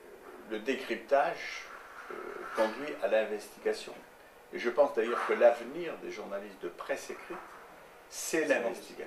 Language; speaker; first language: French; native; French